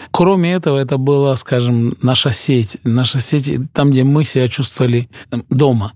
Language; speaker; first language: Russian; early bilingual, heritage; Russian